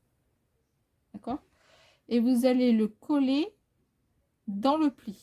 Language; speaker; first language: French; native; French